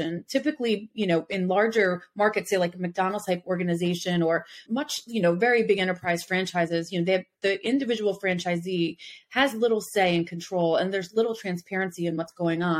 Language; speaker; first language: English; native; English